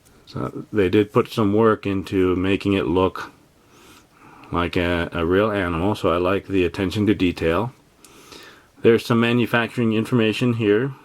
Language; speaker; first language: English; native; English